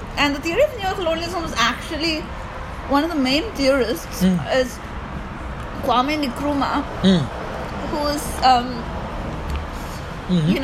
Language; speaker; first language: English; non-native, local second language; Malayalam